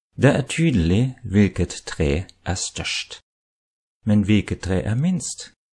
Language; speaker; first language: Norwegian; non-native, fluent; German